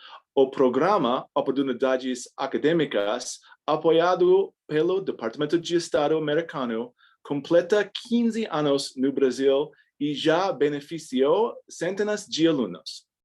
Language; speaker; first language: Portuguese; non-native, fluent; English